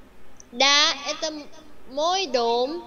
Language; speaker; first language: Russian; non-native, learner; Vietnamese